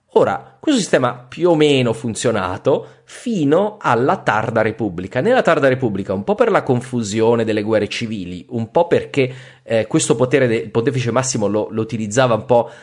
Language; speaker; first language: Italian; native; Italian